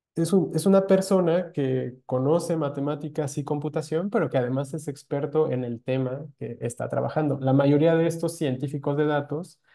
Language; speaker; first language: Spanish; native; Spanish